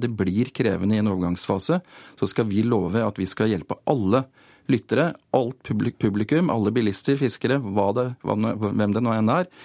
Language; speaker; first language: Norwegian; native; Norwegian